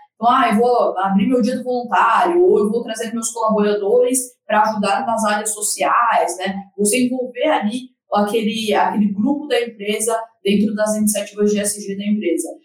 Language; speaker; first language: Portuguese; native; Portuguese